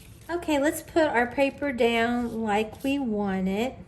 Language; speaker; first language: English; native; English